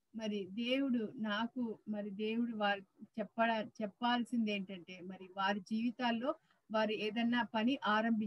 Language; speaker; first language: Telugu; native; Telugu